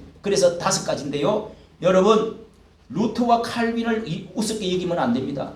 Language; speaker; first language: Korean; native; Korean